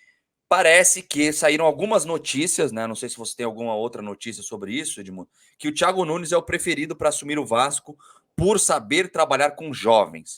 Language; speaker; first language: Portuguese; native; Portuguese